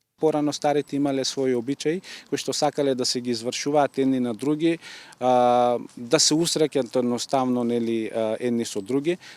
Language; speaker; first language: Macedonian; non-native, local second language; Turkish